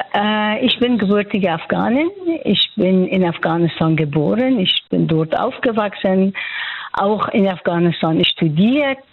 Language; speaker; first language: German; non-native, fluent; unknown